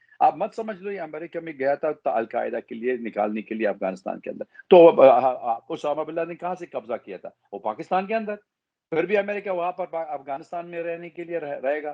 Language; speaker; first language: Hindi; non-native, fluent; Arabic